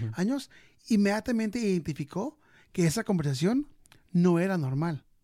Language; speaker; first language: Spanish; early bilingual, heritage; Spanish